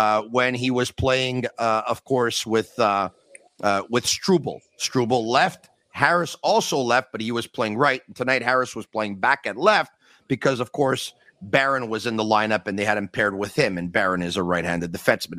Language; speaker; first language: English; native; English